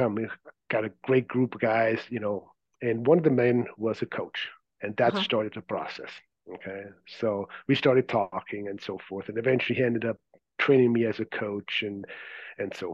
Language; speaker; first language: English; non-native, fluent; Swiss German